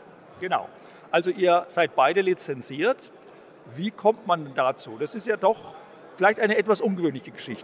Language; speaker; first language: German; native; German